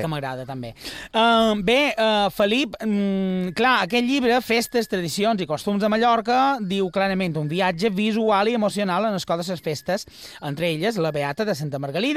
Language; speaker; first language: Catalan; native; Catalan